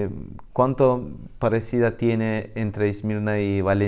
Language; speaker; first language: Spanish; non-native, learner; Turkish